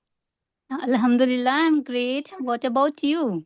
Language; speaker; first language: English; non-native, learner; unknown